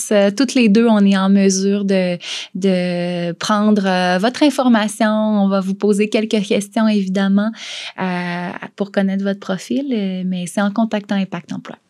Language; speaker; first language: French; native; French